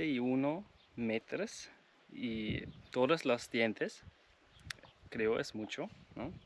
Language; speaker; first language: Spanish; non-native, learner; German